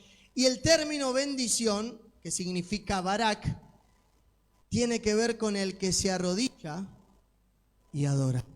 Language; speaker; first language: Spanish; native; Spanish